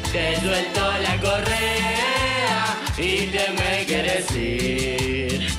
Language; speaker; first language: Spanish; native; Spanish